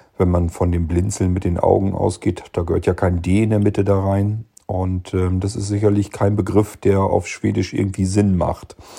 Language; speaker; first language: German; native; German